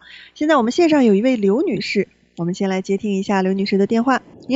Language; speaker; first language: Chinese; native; Chinese